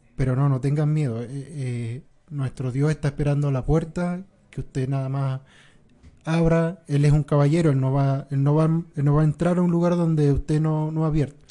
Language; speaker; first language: Spanish; native; Spanish